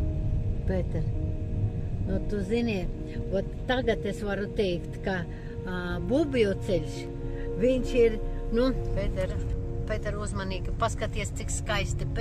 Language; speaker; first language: Latvian; non-native, local second language; Russian